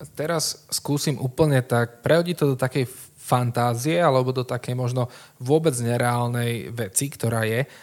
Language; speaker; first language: Slovak; native; Slovak